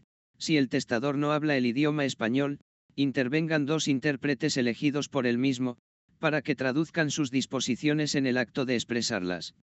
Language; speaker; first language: Spanish; native; Spanish